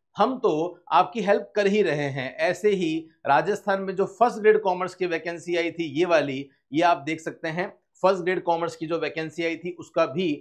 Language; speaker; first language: Hindi; native; Hindi